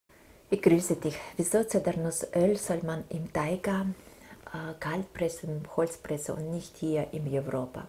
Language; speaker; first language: German; non-native, fluent; Russian